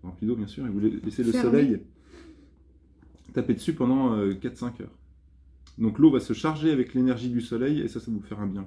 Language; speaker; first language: French; native; French